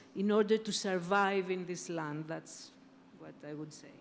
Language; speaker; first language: English; non-native, fluent; Greek